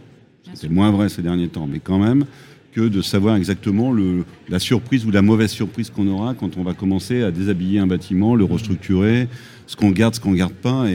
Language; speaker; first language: French; native; French